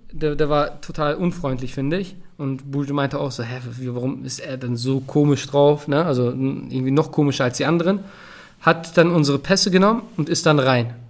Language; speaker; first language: German; early bilingual, other home language; Turkish